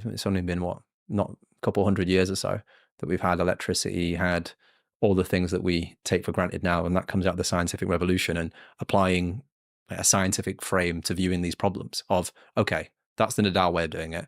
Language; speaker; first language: English; native; English